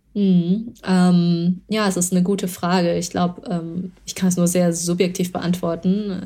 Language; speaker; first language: German; early bilingual, other home language; Chinese